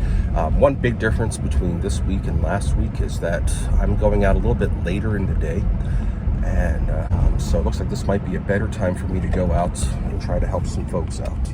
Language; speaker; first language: English; native; English